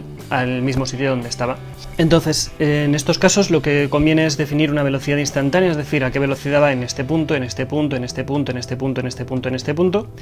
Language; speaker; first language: Spanish; native; Spanish